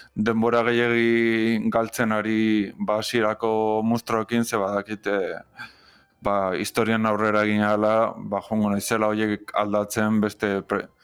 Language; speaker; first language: Basque; native; Basque